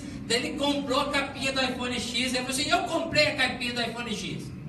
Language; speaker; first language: Portuguese; native; Portuguese